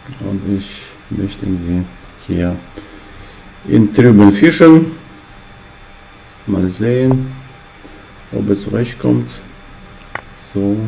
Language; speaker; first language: German; non-native, fluent; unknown